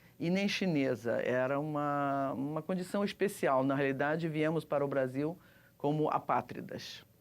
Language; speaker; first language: Portuguese; early bilingual, other home language; Russian